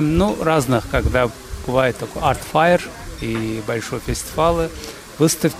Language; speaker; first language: Russian; non-native, fluent; Azerbaijani